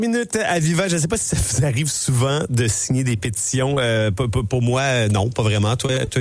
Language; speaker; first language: French; native; French